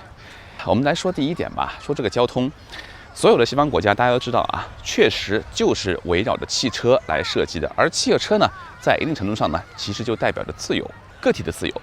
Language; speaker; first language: Chinese; native; Chinese